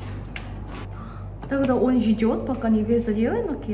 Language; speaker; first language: Russian; non-native, fluent; Korean